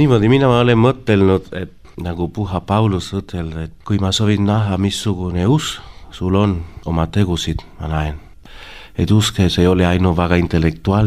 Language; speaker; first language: Estonian; non-native, learner; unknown